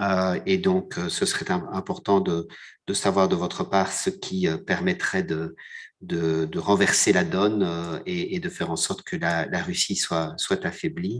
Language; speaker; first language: French; native; French